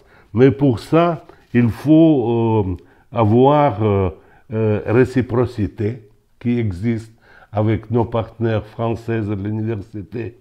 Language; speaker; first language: French; non-native, local second language; Ukrainian